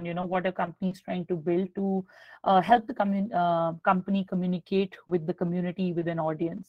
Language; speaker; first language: English; non-native, local second language; Hindi